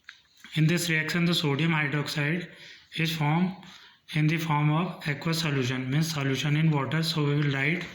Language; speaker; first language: English; non-native, local second language; Hindi